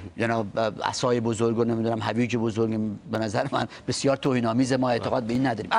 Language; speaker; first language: Persian; non-native, local second language; Talysh